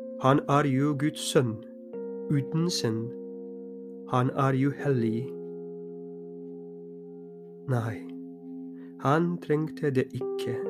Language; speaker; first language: Norwegian; non-native, fluent; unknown